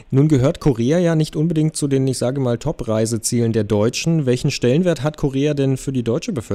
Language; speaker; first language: German; native; German